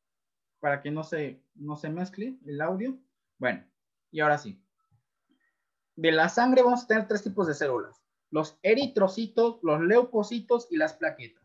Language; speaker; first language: Spanish; native; Spanish